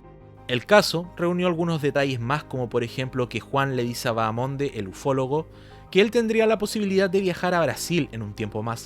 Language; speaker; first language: Spanish; native; Spanish